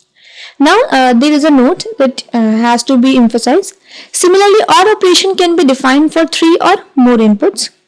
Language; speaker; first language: English; non-native, local second language; Hindi